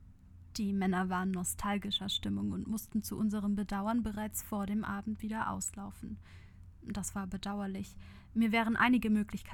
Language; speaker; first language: German; native; German